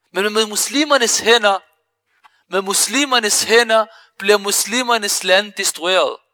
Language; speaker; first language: Danish; early bilingual, other home language; Arabic